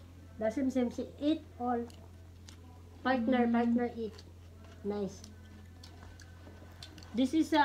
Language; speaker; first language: English; non-native, learner; Cebuano